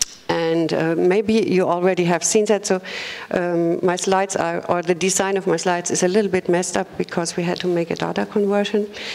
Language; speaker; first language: English; non-native, fluent; German